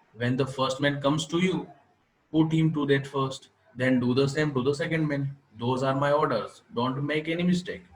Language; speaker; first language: English; non-native, local second language; Gujarati